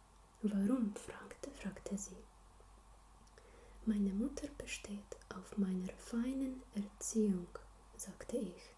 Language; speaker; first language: German; non-native, learner; Slovenian